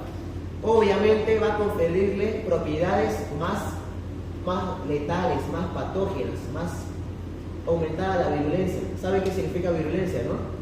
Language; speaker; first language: Spanish; native; Spanish